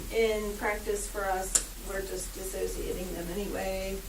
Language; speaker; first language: English; native; English